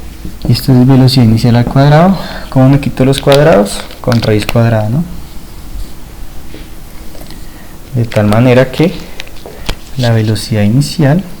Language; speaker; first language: Spanish; native; Spanish